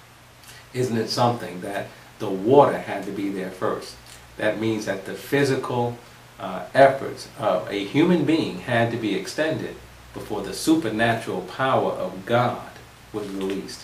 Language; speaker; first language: English; native; English